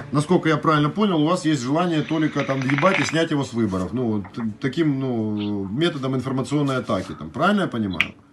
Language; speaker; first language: Russian; native; Russian